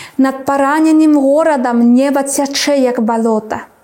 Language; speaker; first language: Belarusian; non-native, fluent; Spanish